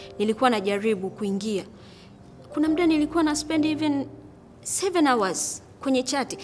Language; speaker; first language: Swahili; native; Swahili